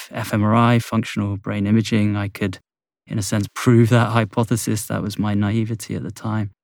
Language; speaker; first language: English; native; English